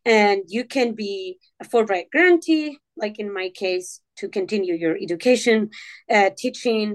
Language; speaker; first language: English; non-native, fluent; Arabic